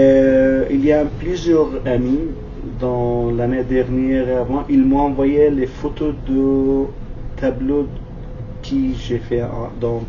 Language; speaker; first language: French; non-native, learner; Kurdish